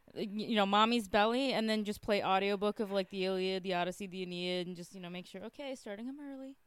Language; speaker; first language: English; native; English